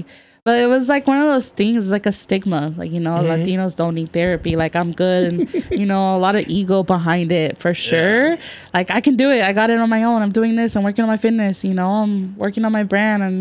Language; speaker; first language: English; native; English